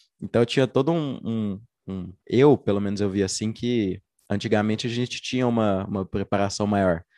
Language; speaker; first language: Portuguese; native; Portuguese